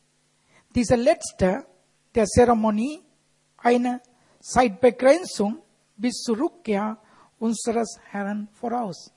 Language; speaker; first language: German; non-native, fluent; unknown